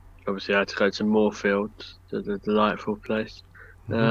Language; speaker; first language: English; native; English